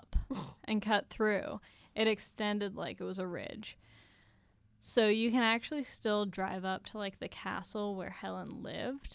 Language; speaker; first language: English; native; English